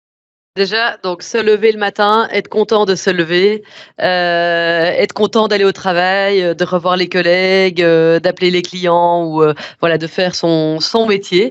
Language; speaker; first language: French; native; French